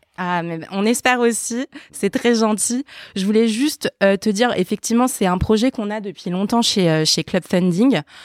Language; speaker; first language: French; native; French